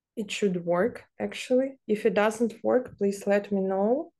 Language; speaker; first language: English; non-native, fluent; Ukrainian